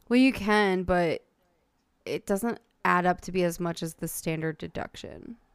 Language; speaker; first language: English; native; English